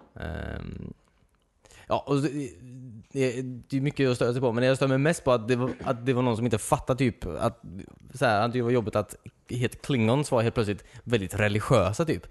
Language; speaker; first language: Swedish; native; Swedish